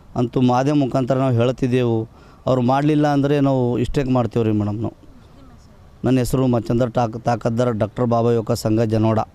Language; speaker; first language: Kannada; native; Kannada